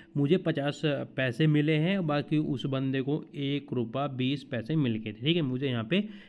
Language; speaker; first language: Hindi; native; Hindi